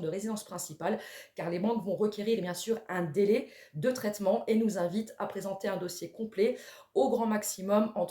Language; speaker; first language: French; native; French